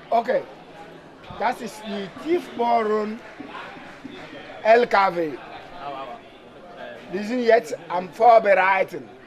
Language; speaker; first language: German; non-native, learner; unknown